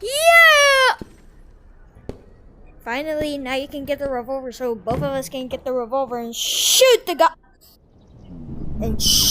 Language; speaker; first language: English; native; English